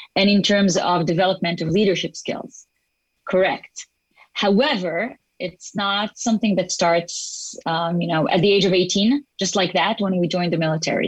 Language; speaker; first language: English; non-native, fluent; Hebrew